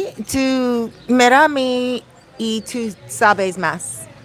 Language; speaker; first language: Spanish; non-native, learner; English